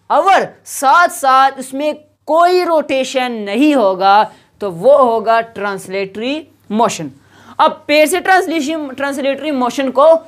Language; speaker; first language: Urdu; non-native, local second language; Pashto